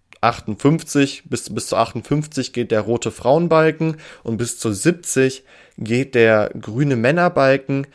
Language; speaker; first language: German; native; German